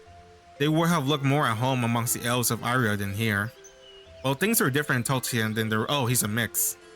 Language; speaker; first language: English; native; English